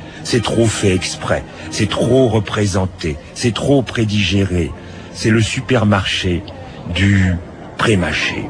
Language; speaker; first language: French; native; French